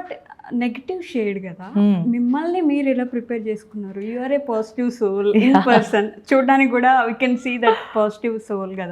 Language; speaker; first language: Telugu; native; Telugu